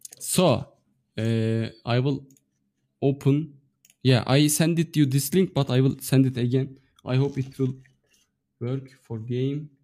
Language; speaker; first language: English; non-native, fluent; Turkish